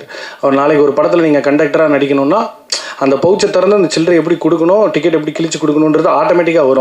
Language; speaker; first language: Tamil; native; Tamil